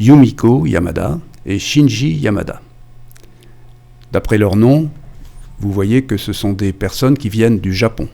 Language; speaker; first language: French; native; French